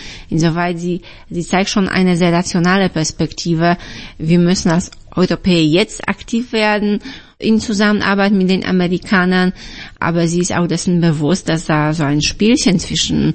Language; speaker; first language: German; non-native, fluent; Polish